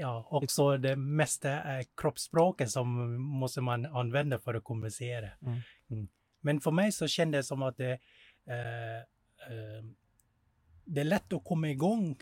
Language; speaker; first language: Swedish; non-native, fluent; Thai